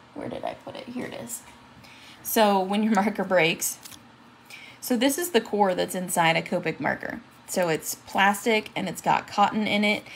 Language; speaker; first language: English; native; English